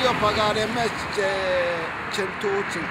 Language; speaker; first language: Italian; non-native, learner; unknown